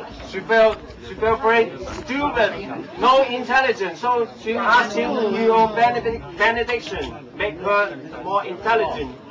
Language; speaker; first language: English; non-native, local second language; Chinese